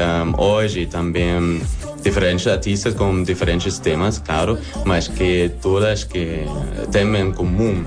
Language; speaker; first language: Portuguese; non-native, learner; German